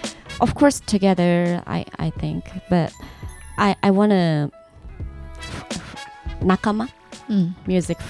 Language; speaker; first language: English; non-native, learner; Japanese